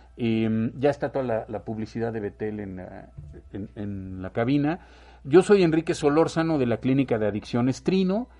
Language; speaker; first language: Spanish; native; Spanish